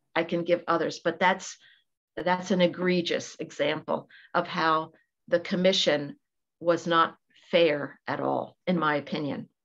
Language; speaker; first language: English; native; English